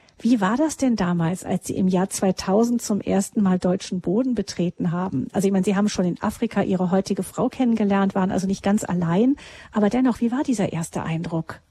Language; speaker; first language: German; native; German